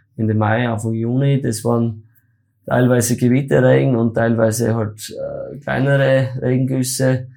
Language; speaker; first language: German; native; German